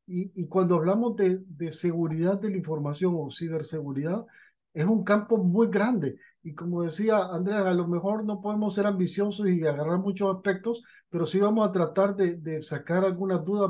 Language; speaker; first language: Spanish; native; Spanish